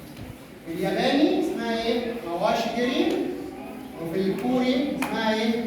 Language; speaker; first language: Arabic; native; Arabic